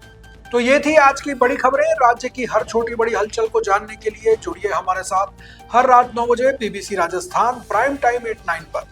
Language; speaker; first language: Hindi; native; Hindi